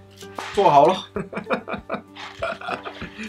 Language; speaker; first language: Chinese; native; Chinese